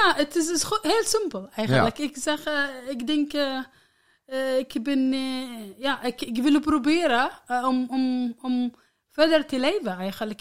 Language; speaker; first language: Dutch; non-native, learner; Arabic